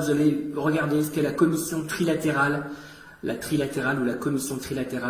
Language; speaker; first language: French; native; French